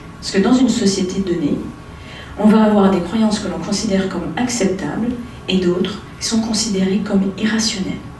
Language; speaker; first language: French; native; French